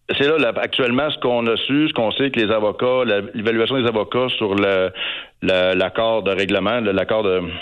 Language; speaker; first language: French; native; French